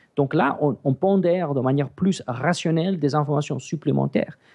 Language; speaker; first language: French; non-native, fluent; Greek